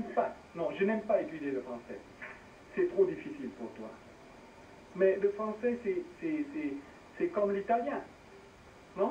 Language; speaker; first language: French; non-native, fluent; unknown